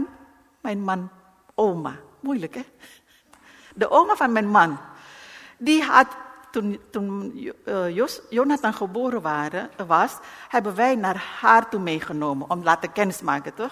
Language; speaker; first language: Dutch; non-native, learner; Indonesian